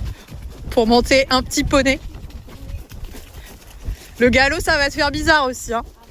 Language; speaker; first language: French; native; French